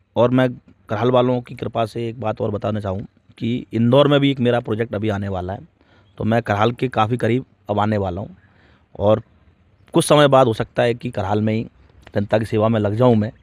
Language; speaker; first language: Hindi; native; Hindi